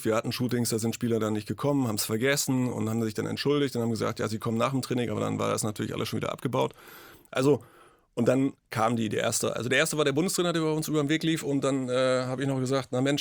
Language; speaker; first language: German; native; German